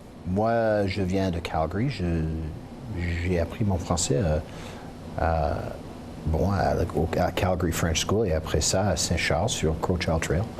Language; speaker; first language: French; non-native, local second language; English